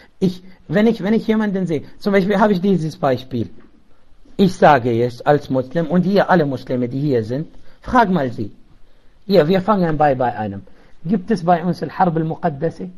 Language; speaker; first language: German; non-native, local second language; Arabic